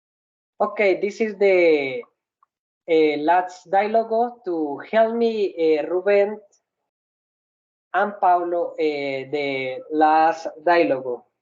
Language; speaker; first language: English; non-native, learner; Spanish